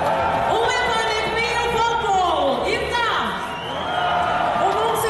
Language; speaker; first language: Latvian; native; Latvian